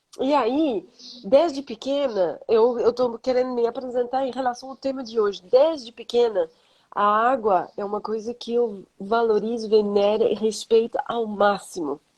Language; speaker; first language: Portuguese; non-native, fluent; French